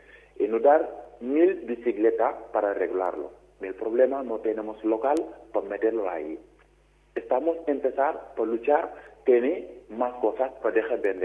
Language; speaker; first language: Spanish; non-native, learner; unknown